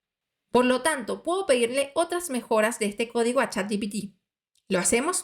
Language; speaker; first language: Spanish; native; Spanish